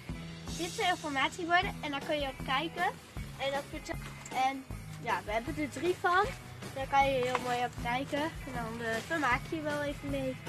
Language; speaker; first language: Dutch; native; Dutch